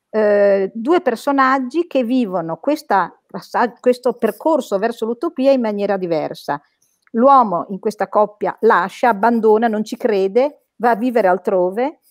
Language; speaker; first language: Italian; native; Italian